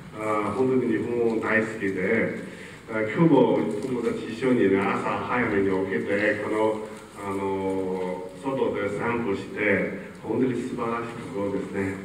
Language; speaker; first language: Japanese; non-native, fluent; Mongolian